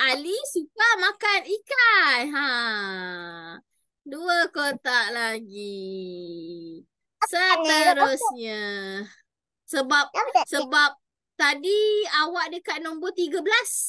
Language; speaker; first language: Malay; native; Malay